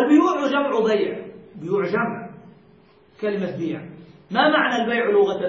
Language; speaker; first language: Arabic; native; Arabic